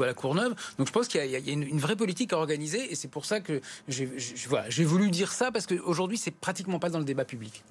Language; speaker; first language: French; native; French